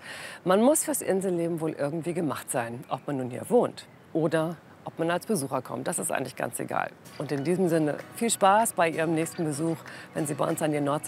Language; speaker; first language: German; native; German